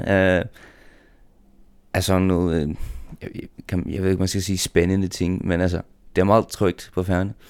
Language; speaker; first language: Danish; non-native, local second language; Faroese